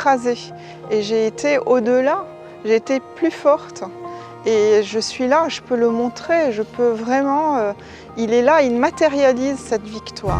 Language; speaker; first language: French; native; French